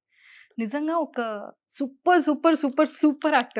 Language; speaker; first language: Telugu; native; Telugu